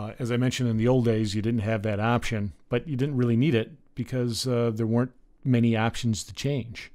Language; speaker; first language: English; native; English